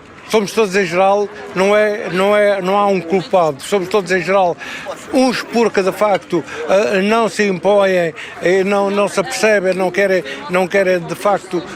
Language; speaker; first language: Portuguese; native; Portuguese